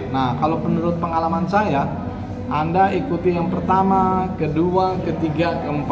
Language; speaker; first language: Indonesian; native; Indonesian